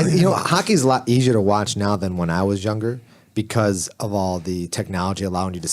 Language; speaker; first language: English; native; English